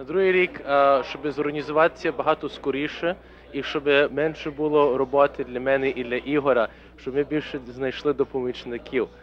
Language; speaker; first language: Ukrainian; early bilingual, heritage; Ukrainian